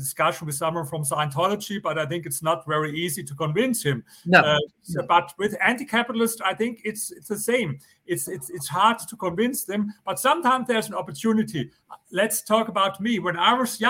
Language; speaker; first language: English; non-native, fluent; German